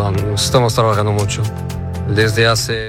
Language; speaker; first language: Spanish; non-native, fluent; Portuguese